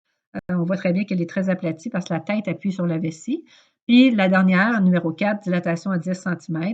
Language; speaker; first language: French; native; French